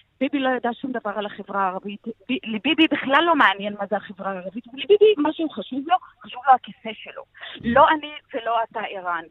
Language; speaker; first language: Hebrew; non-native, local second language; Arabic